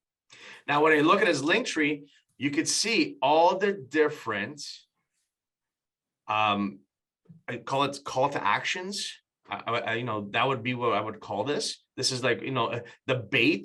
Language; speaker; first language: English; native; English